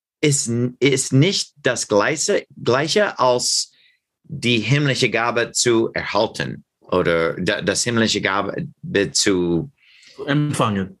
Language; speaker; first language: German; non-native, learner; English